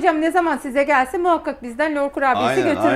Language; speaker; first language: Turkish; native; Turkish